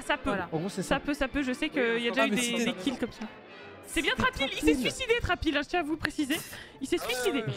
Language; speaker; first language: French; native; French